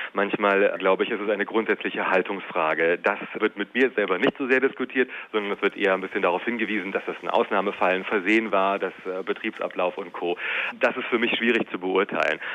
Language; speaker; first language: German; native; German